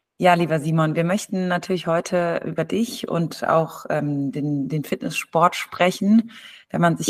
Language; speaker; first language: German; native; German